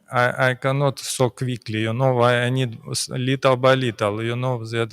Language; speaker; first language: English; non-native, learner; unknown